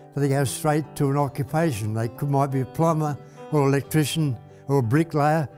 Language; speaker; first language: English; native; English